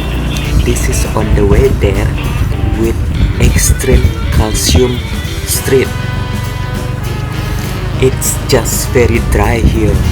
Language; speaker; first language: English; non-native, fluent; Indonesian